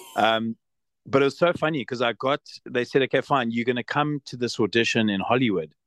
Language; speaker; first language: English; native; English